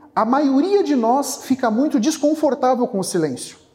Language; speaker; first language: Portuguese; native; Portuguese